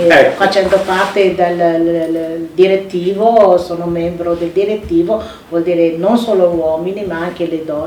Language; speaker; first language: Italian; non-native, fluent; Arabic